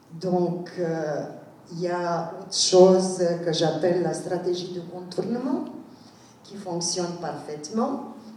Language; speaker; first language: French; non-native, fluent; Romanian